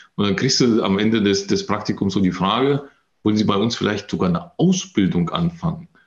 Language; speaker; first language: German; early bilingual, other home language; Russian